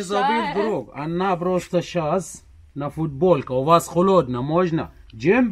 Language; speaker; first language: Russian; non-native, learner; Arabic